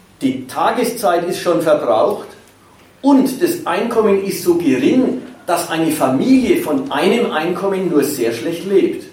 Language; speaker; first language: German; native; German